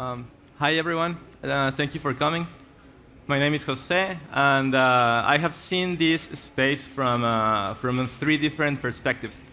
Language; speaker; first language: English; non-native, fluent; Spanish